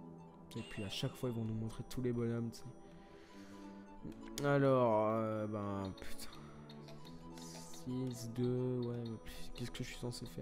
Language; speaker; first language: French; native; French